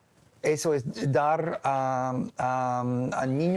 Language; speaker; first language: Spanish; non-native, learner; English